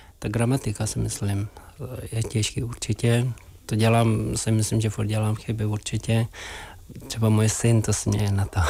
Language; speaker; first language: Czech; non-native, fluent; Tibetan